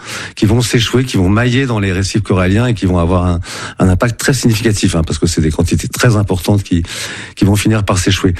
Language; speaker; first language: French; native; French